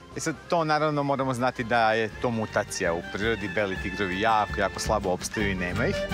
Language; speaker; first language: Serbian; native; Serbian